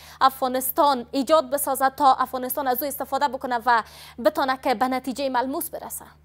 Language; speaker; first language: Persian; native; Persian